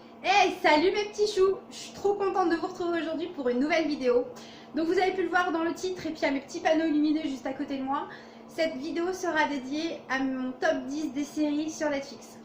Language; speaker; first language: French; native; French